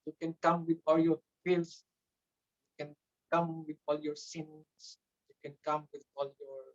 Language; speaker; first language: English; non-native, local second language; Filipino